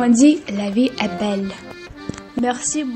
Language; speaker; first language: French; non-native, learner; Russian